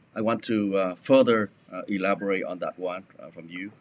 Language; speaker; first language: English; non-native, fluent; Vietnamese